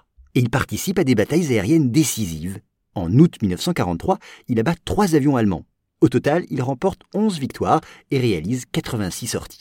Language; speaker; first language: French; native; French